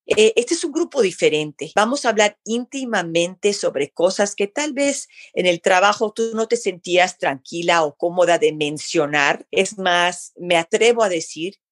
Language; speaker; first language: Spanish; early bilingual, heritage; Spanish